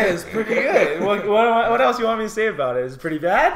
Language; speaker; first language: English; native; English